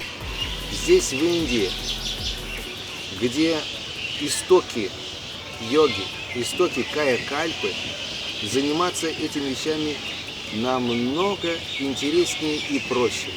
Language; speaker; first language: Russian; native; Russian